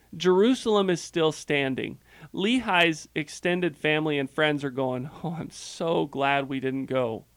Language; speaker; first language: English; native; English